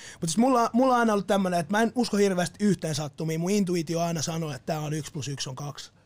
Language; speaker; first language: Finnish; native; Finnish